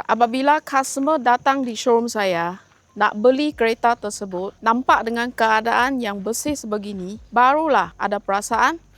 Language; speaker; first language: Malay; non-native, local second language; Chinese